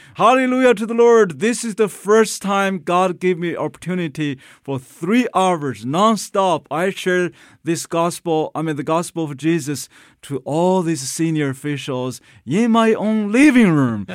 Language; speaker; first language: English; non-native, fluent; Chinese